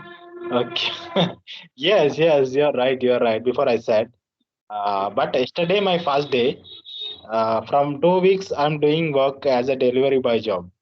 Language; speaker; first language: English; non-native, learner; Telugu